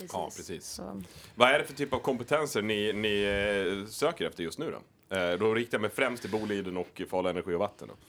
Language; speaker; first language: Swedish; native; Swedish